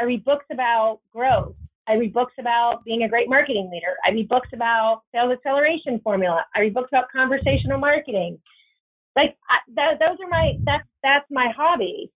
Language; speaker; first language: English; native; English